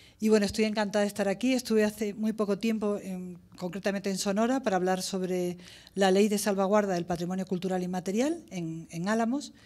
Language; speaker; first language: Spanish; native; Spanish